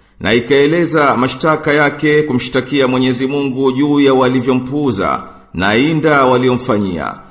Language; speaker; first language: Swahili; native; Swahili